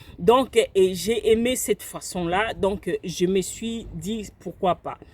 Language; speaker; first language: French; non-native, local second language; Lingala